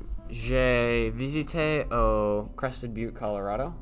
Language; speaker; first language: French; non-native, learner; English